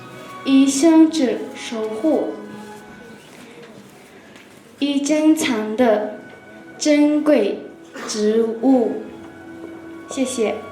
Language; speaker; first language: Chinese; non-native, learner; Mongolian